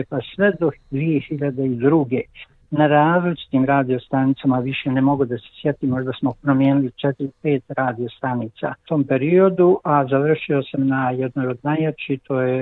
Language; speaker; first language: Croatian; native; Croatian